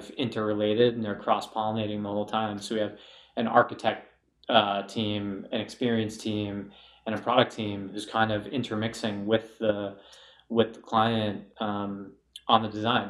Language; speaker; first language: English; native; English